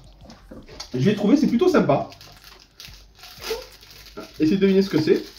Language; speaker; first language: French; native; French